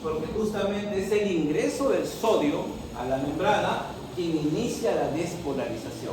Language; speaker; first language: Spanish; native; Spanish